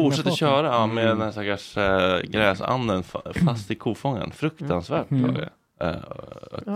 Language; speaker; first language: Swedish; native; Swedish